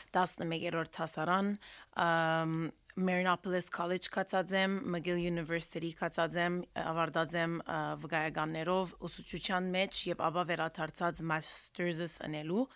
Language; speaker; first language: Armenian; native; Armenian